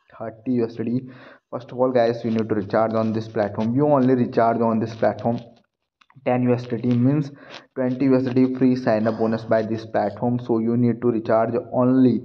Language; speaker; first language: English; non-native, learner; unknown